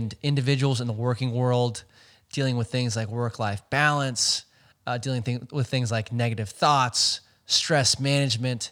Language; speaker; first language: English; native; English